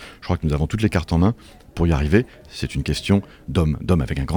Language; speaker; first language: French; native; French